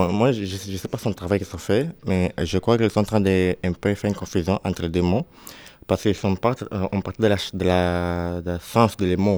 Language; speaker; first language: French; non-native, learner; Portuguese